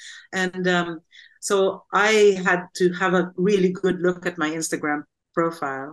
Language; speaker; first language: English; non-native, local second language; Filipino